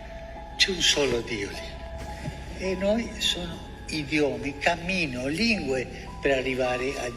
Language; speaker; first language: Italian; non-native, fluent; Spanish